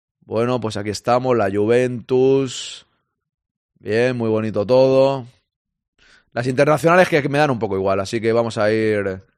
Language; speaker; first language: Spanish; native; Spanish